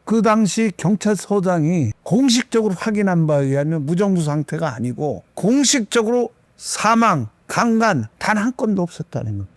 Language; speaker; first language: Korean; native; Korean